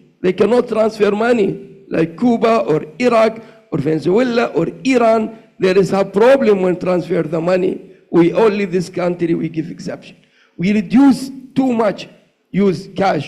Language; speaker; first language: English; non-native, learner; Arabic